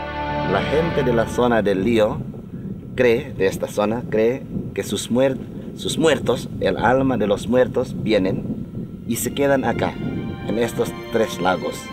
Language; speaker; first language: Spanish; non-native, fluent; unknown